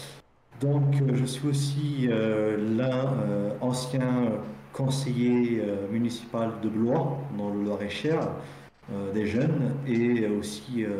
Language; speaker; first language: French; native; French